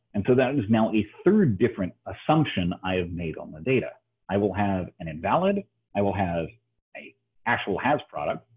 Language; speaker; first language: English; native; English